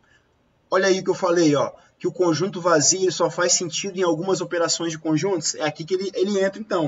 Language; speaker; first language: Portuguese; native; Portuguese